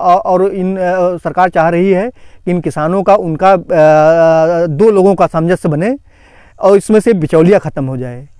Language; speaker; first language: Hindi; native; Hindi